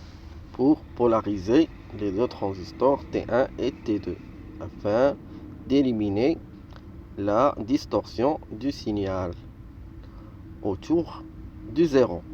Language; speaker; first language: French; non-native, local second language; Arabic